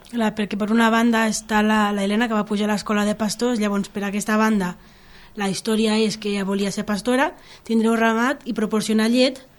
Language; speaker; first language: Catalan; native; Catalan